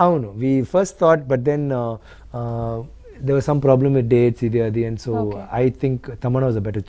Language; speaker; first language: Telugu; non-native, local second language; Tamil